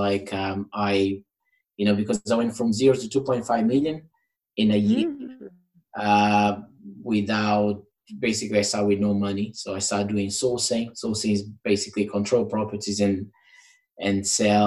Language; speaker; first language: English; non-native, fluent; Portuguese